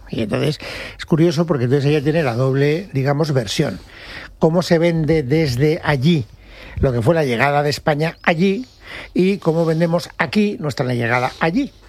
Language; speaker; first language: Spanish; native; Spanish